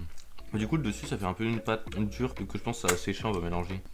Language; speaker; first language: French; native; French